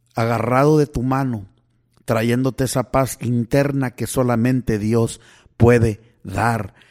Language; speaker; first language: Spanish; early bilingual, heritage; Spanish